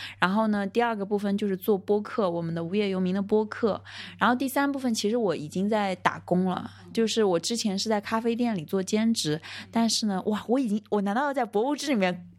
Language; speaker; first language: Chinese; native; Chinese